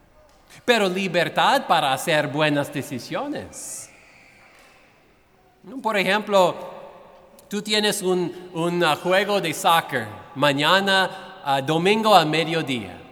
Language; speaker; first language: Spanish; non-native, fluent; English